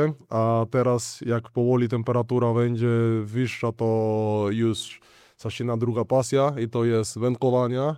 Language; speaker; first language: Polish; non-native, learner; Spanish